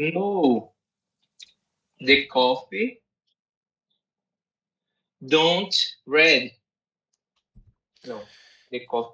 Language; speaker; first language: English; non-native, learner; Portuguese